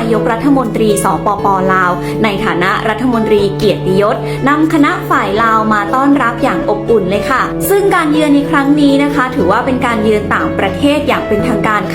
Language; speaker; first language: Thai; native; Thai